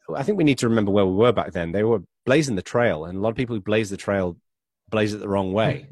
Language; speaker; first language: English; native; English